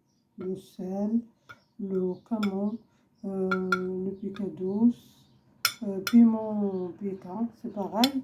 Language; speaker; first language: French; non-native, learner; Arabic